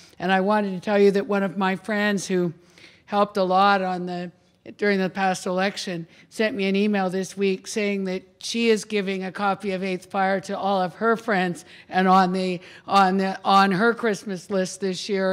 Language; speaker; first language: English; native; English